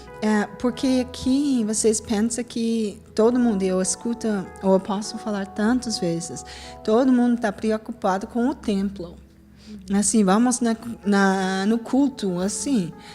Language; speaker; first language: Portuguese; non-native, fluent; English